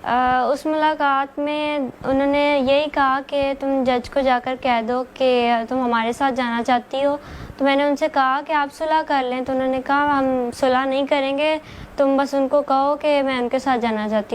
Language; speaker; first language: Urdu; native; Urdu